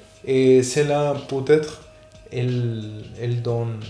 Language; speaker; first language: French; non-native, fluent; Spanish